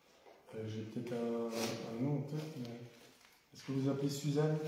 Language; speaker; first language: French; native; French